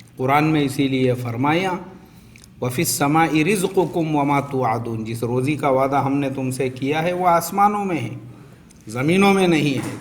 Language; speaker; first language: Urdu; native; Urdu